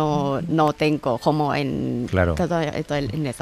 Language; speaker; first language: Spanish; non-native, learner; Thai